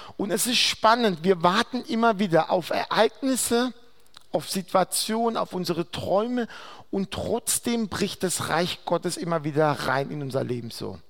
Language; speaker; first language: German; non-native, fluent; Aramaic